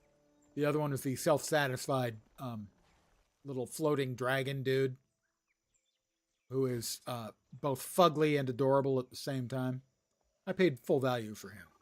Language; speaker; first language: English; native; English